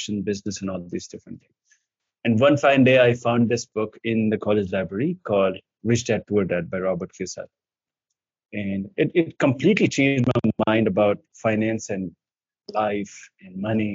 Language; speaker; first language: English; non-native, local second language; Hindi